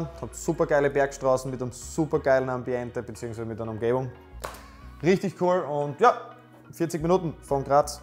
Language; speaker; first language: German; native; German